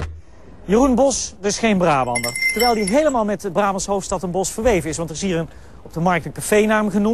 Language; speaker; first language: Dutch; native; Dutch